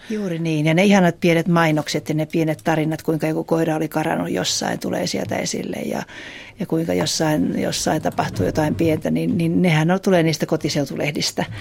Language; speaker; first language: Finnish; native; Finnish